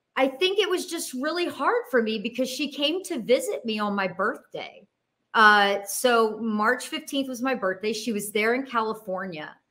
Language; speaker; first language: English; native; English